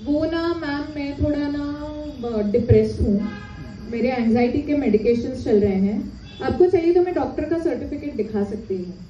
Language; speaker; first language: Hindi; non-native, local second language; Marathi